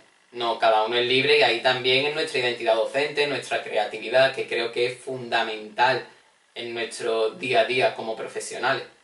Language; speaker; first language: Spanish; native; Spanish